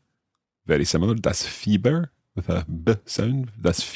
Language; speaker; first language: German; non-native, learner; English